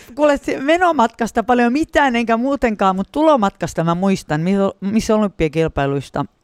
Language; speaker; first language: Finnish; native; Finnish